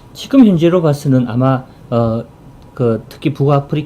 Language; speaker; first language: Korean; native; Korean